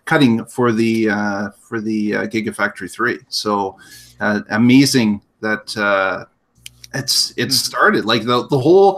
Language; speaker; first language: English; native; English